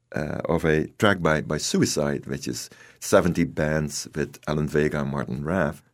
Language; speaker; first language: English; non-native, fluent; Dutch